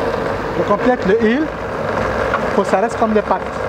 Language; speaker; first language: French; non-native, learner; Arabic